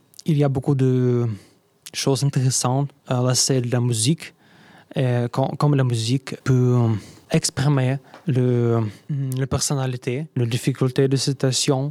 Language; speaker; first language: French; non-native, learner; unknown